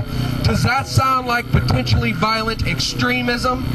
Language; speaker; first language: English; native; English